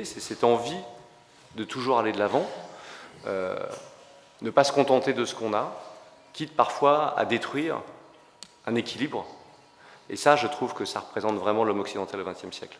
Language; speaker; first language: French; native; French